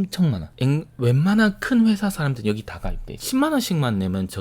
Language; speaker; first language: Korean; native; Korean